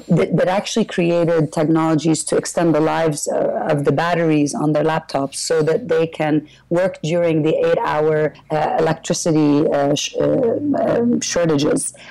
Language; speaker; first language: English; early bilingual, other home language; Arabic